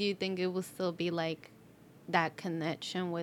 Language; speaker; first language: English; non-native, fluent; Spanish